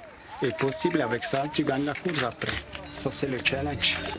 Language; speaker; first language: French; non-native, local second language; German